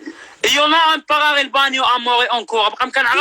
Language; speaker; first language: Italian; non-native, learner; Arabic